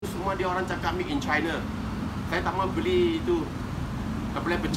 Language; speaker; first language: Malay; non-native, local second language; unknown